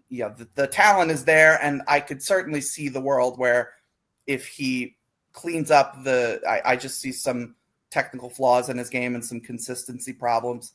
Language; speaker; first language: English; native; English